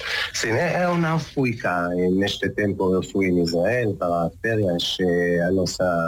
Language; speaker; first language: Portuguese; non-native, learner; Hebrew